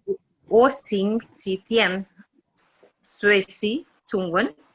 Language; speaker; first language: Chinese; non-native, learner; Indonesian